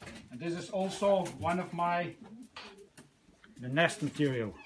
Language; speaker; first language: English; non-native, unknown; Dutch